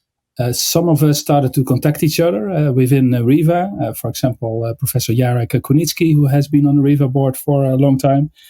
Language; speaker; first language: English; non-native, fluent; Dutch